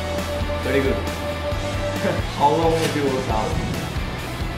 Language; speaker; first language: English; non-native, learner; Korean